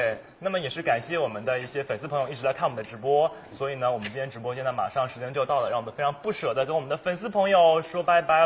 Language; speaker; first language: Chinese; native; Chinese